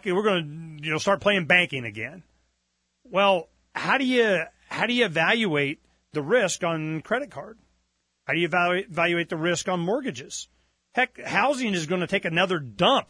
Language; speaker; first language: English; native; English